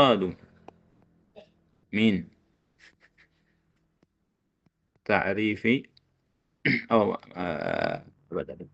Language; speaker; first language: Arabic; non-native, fluent; Indonesian